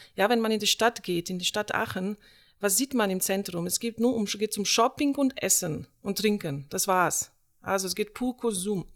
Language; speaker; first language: German; non-native, fluent; Slovenian